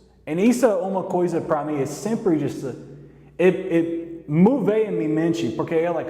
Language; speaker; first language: Portuguese; non-native, learner; English